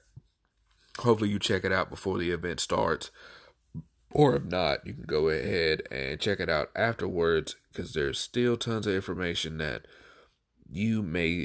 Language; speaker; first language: English; native; English